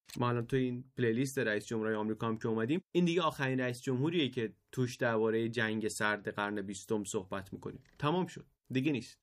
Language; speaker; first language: Persian; native; Persian